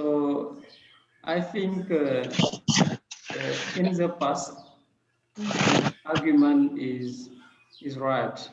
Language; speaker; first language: English; non-native, learner; French